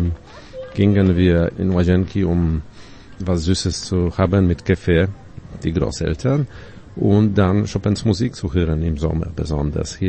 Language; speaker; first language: German; non-native, fluent; Polish